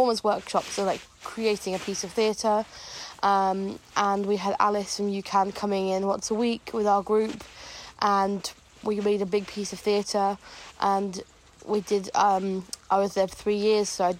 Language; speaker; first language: English; native; English